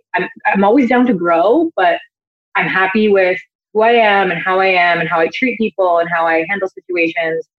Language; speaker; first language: English; native; English